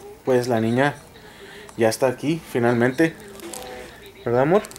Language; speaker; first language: Spanish; native; Spanish